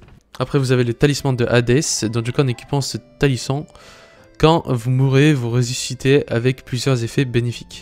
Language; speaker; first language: French; native; French